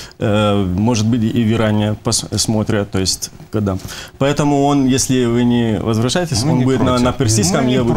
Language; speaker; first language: Russian; non-native, fluent; Persian